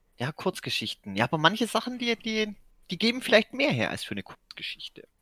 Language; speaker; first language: German; native; German